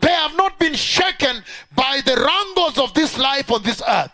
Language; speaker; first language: English; non-native, local second language; Luo (Kenya and Tanzania)